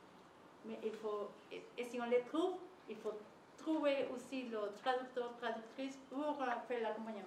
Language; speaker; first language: French; non-native, learner; Spanish